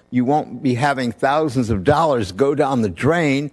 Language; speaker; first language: English; native; English